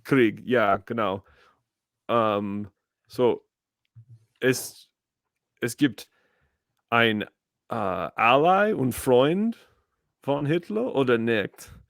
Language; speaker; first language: German; non-native, learner; English